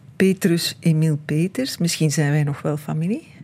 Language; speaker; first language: Dutch; native; Dutch